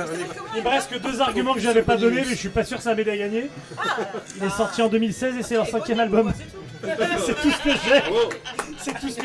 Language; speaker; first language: French; native; French